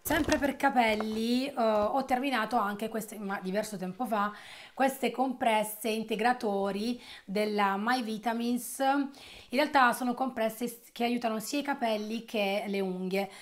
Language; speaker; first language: Italian; native; Italian